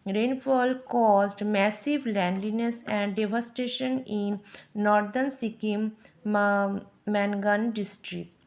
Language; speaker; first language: English; non-native, local second language; Bangla